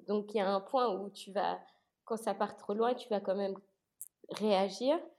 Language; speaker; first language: French; native; French